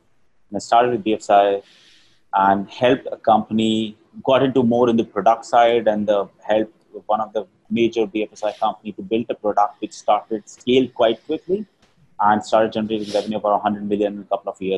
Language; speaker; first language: English; non-native, local second language; Hindi